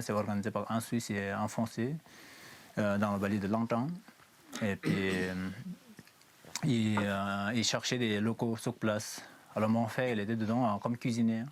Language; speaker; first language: French; non-native, fluent; Sherpa